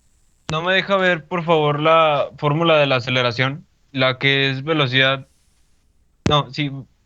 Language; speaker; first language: Spanish; native; Spanish